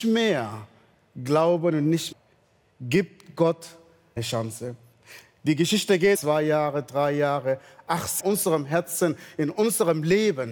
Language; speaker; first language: German; non-native, fluent; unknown